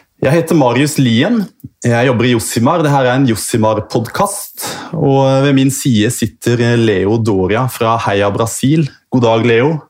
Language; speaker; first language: Norwegian; native; Norwegian